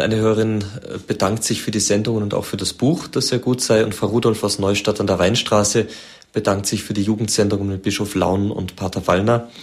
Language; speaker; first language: German; native; German